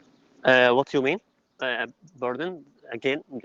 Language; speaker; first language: English; non-native, learner; Arabic